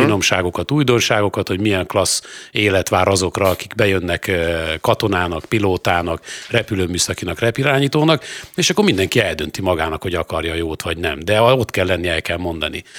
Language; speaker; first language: Hungarian; native; Hungarian